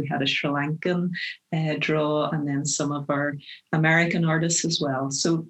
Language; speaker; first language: English; native; English